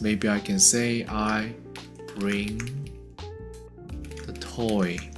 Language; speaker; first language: English; non-native, fluent; Korean